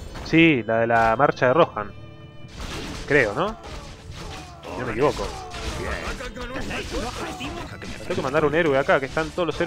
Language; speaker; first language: Spanish; native; Spanish